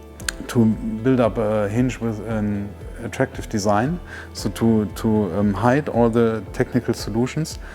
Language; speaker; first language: English; non-native, fluent; German